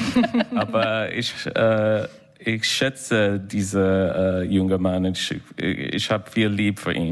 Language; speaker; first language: German; non-native, learner; English